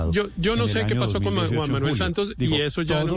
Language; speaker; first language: Spanish; native; Spanish